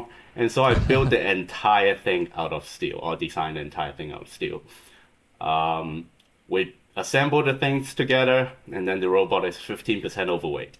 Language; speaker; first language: English; non-native, local second language; Cantonese